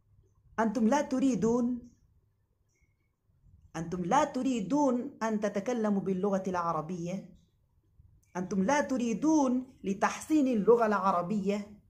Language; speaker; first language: Arabic; non-native, learner; Bangla